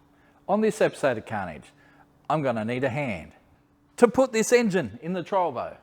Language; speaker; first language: English; native; English